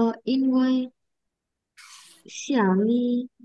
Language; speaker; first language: Chinese; non-native, learner; Vietnamese